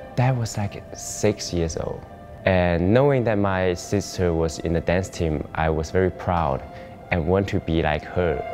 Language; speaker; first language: English; non-native, fluent; Chinese